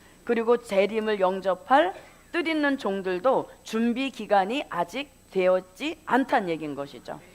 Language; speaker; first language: Korean; native; Korean